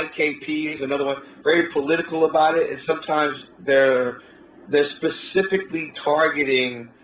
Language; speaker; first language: English; native; English